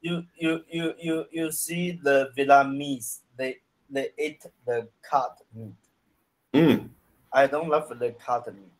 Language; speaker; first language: English; non-native, learner; Chinese